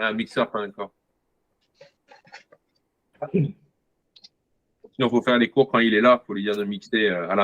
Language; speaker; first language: French; native; French